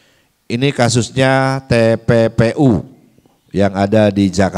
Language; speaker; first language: Indonesian; native; Indonesian